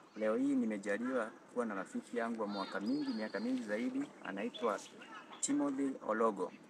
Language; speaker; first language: Swahili; non-native, local second language; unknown